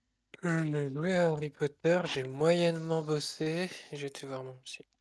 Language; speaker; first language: French; native; French